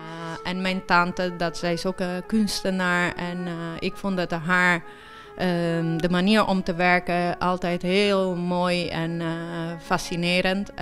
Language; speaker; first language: Dutch; early bilingual, heritage; Italian